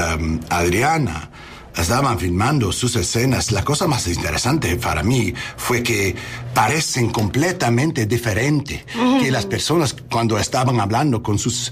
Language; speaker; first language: Spanish; non-native, fluent; English